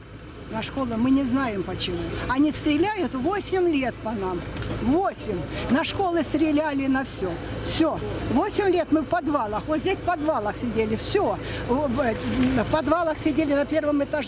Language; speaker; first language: Russian; native; Russian